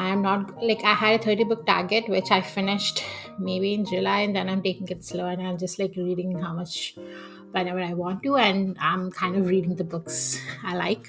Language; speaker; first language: English; non-native, local second language; Telugu